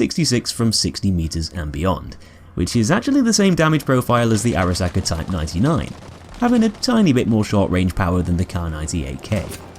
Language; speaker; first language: English; native; English